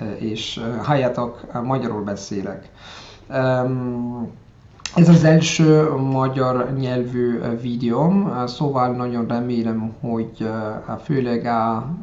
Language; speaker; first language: Hungarian; non-native, learner; Italian